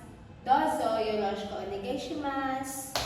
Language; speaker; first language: Japanese; non-native, learner; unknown